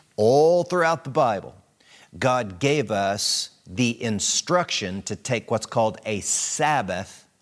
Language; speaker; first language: English; native; English